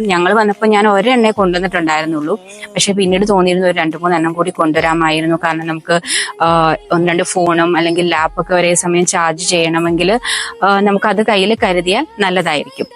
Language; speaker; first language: Malayalam; native; Malayalam